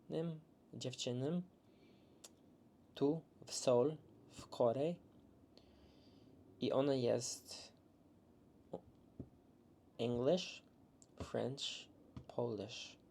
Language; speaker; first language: Polish; early bilingual, heritage; English